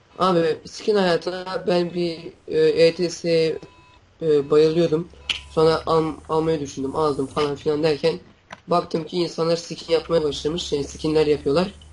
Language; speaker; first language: Turkish; early bilingual, heritage; Turkish